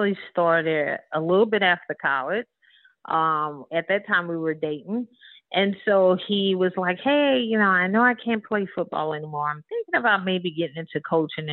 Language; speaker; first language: English; native; English